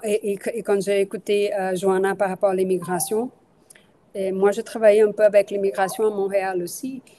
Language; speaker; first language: French; non-native, fluent; Portuguese